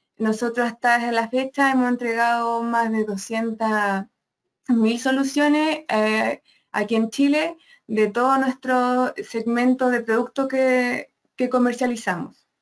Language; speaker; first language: Spanish; native; Spanish